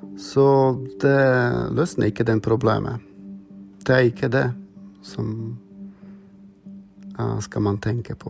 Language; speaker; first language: Norwegian; non-native, fluent; Slovak